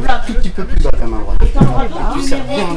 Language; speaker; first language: French; native; French